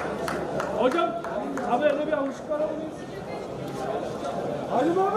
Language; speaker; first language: Turkish; native; Turkish